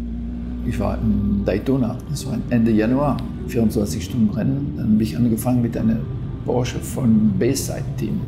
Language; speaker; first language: German; non-native, fluent; French